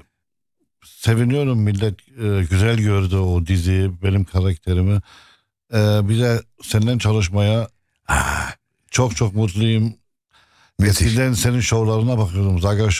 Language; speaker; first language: Turkish; early bilingual, other home language; Arabic